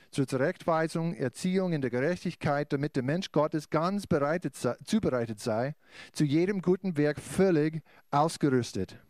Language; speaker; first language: German; non-native, fluent; English